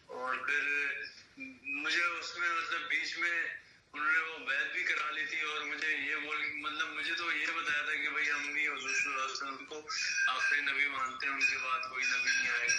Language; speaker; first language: Urdu; native; Urdu